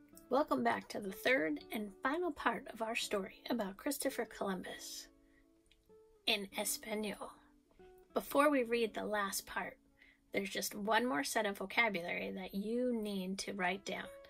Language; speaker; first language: English; native; English